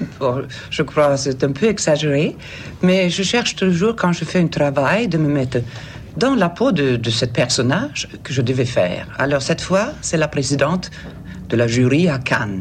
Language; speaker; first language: French; non-native, fluent; Swedish